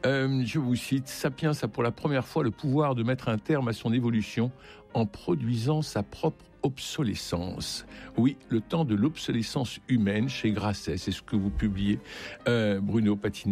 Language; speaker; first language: French; native; French